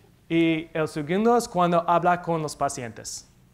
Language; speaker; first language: Spanish; non-native, learner; English